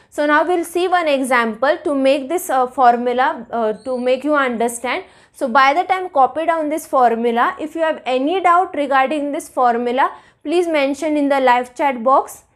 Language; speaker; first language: English; non-native, local second language; Marathi